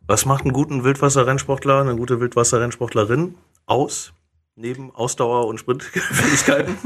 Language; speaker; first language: German; native; German